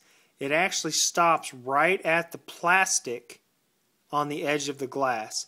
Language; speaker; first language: English; native; English